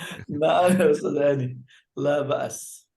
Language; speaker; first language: Arabic; non-native, fluent; Indonesian